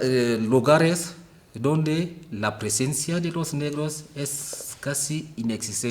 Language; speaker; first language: Spanish; non-native, fluent; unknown